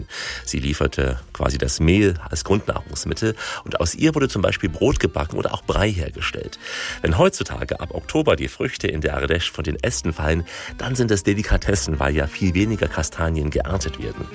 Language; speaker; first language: German; native; German